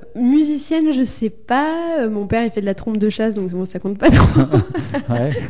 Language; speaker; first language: French; early bilingual, other home language; Spanish